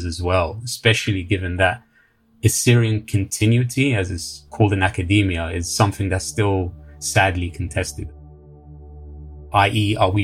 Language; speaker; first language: English; native; English